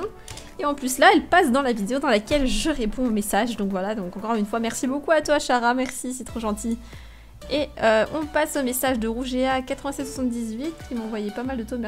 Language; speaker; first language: French; native; French